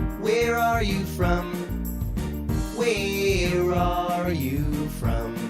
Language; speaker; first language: English; non-native, learner; Korean